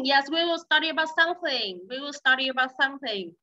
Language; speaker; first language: English; non-native, learner; Vietnamese